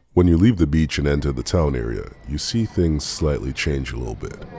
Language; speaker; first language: English; native; English